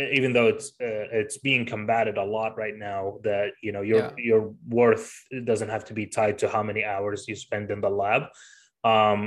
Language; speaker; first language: English; non-native, fluent; Arabic